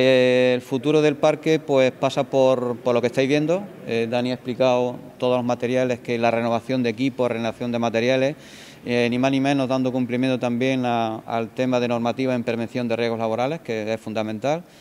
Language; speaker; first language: Spanish; native; Spanish